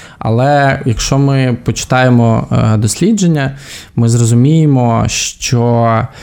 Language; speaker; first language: Ukrainian; native; Ukrainian